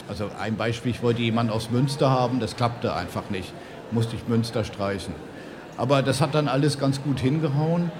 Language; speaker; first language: German; native; German